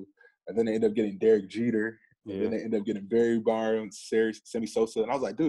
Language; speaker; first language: English; native; English